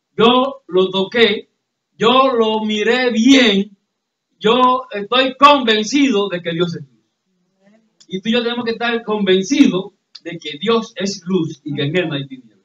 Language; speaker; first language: Spanish; native; Spanish